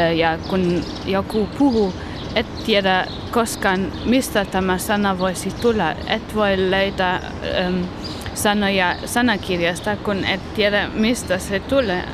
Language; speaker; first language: Finnish; non-native, learner; German